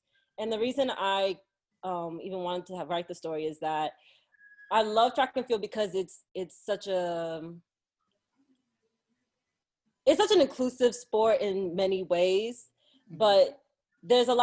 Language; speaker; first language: English; native; English